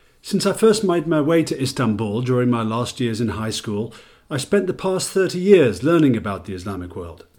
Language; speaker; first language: English; native; English